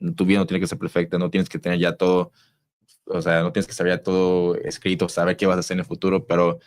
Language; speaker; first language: Spanish; early bilingual, heritage; Spanish